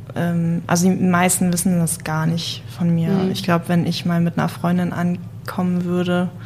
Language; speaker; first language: German; native; German